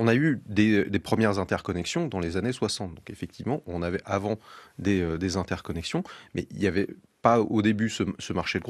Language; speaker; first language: French; native; French